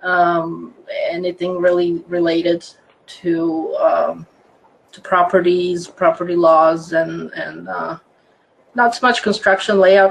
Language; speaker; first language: English; non-native, fluent; Croatian